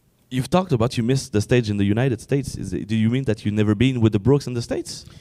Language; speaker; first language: English; non-native, fluent; French